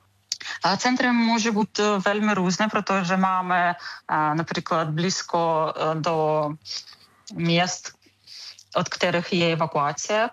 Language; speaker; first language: Czech; non-native, learner; Ukrainian